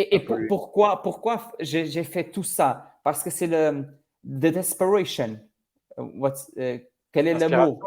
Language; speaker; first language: French; non-native, learner; Portuguese